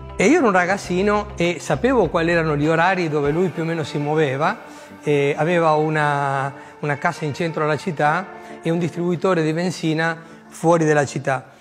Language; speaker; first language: Italian; non-native, fluent; Spanish